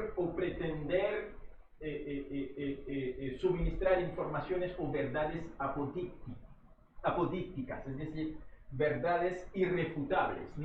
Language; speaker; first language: Spanish; non-native, fluent; Haitian Creole